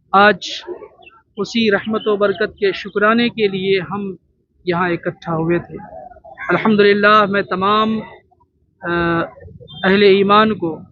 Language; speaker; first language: Urdu; native; Urdu